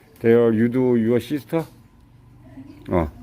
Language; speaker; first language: English; non-native, learner; Korean